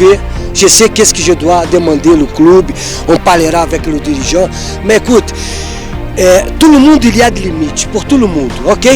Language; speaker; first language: French; non-native, fluent; Portuguese